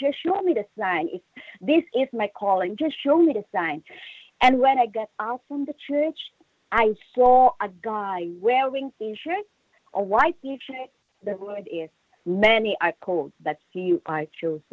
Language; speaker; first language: English; non-native, local second language; Filipino